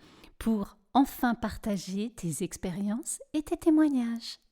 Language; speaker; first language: French; native; French